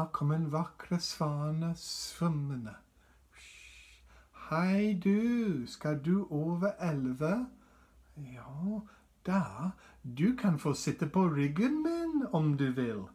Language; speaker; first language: Norwegian; non-native, fluent; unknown